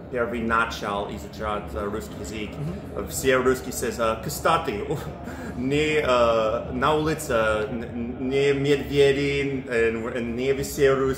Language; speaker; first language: Russian; non-native, learner; English